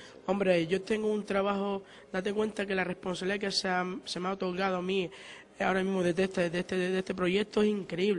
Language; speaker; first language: Spanish; native; Spanish